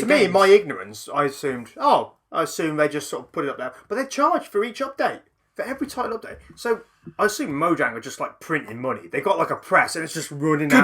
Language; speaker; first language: English; native; English